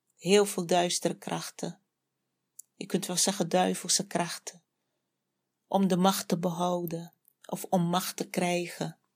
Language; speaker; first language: Dutch; native; Dutch